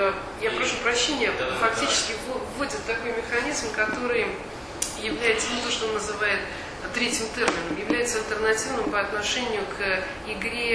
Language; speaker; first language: Russian; native; Russian